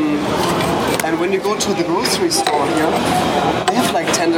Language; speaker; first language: English; non-native, fluent; German